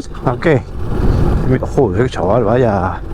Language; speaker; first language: Spanish; native; Spanish